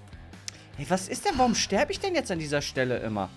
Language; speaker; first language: German; native; German